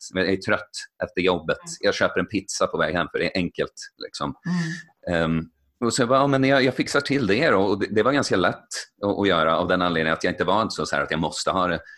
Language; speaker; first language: Swedish; native; Swedish